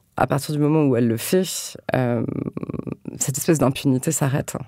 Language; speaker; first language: French; native; French